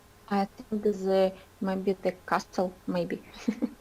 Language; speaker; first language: English; non-native, learner; Russian